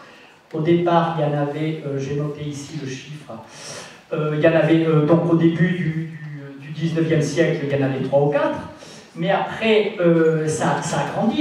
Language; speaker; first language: French; native; French